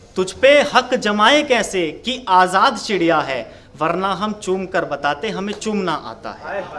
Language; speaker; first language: Hindi; native; Hindi